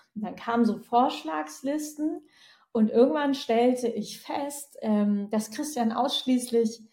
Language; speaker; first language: German; native; German